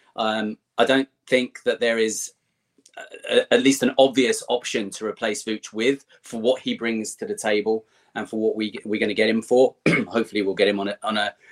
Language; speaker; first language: English; native; English